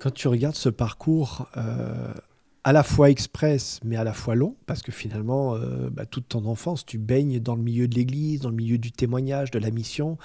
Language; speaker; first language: French; native; French